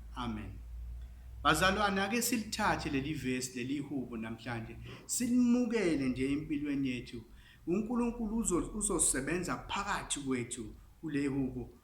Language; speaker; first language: Zulu; non-native, local second language; English